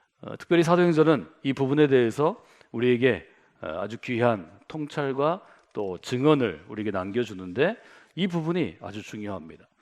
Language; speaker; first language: Korean; native; Korean